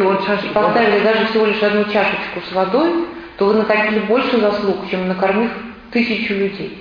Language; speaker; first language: Russian; native; Russian